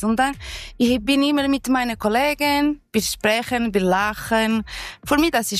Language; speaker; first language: German; non-native, learner; Portuguese